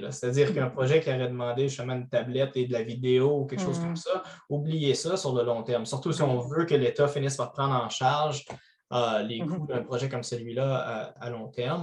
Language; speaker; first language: French; native; French